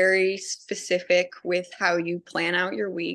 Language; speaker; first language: English; native; English